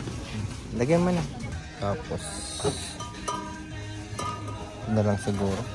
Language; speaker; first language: Filipino; native; Filipino